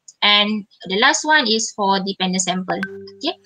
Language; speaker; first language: English; non-native, local second language; Malay